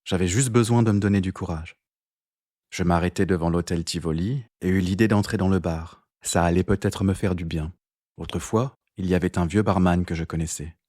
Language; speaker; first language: French; native; French